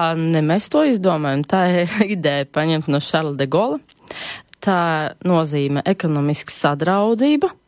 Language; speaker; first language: Latvian; non-native, local second language; Russian